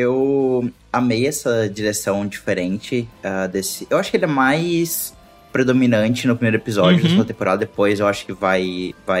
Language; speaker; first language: Portuguese; native; Portuguese